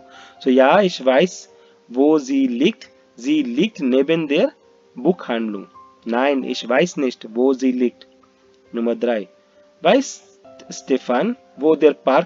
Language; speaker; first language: German; non-native, fluent; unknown